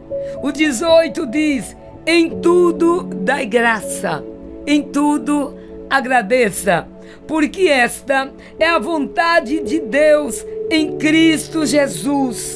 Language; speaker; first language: Portuguese; native; Portuguese